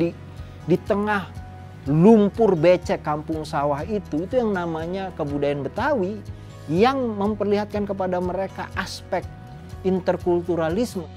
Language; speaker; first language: Indonesian; native; Indonesian